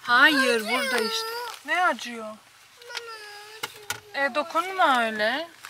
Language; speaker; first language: Turkish; non-native, fluent; Bosnian